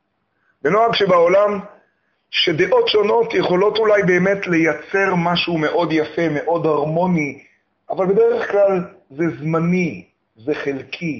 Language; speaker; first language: Hebrew; native; Hebrew